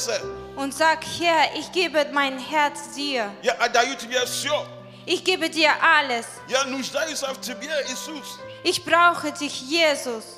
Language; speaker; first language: German; non-native, fluent; Russian